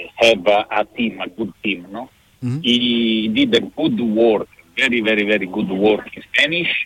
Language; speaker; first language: English; non-native, learner; Italian